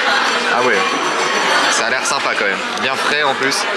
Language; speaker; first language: French; native; French